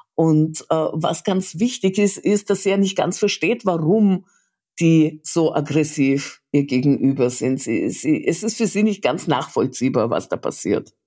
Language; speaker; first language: German; early bilingual, other home language; Russian